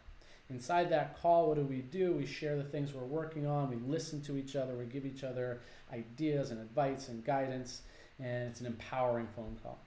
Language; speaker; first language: English; native; English